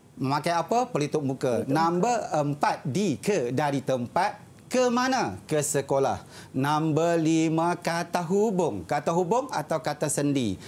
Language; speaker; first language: Malay; native; Malay